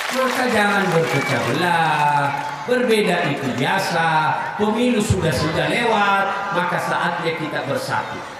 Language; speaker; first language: Indonesian; non-native, local second language; Buginese